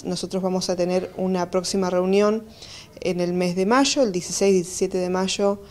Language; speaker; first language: Spanish; native; Spanish